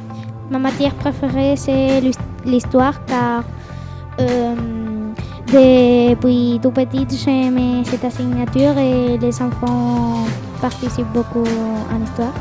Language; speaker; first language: French; non-native, learner; Spanish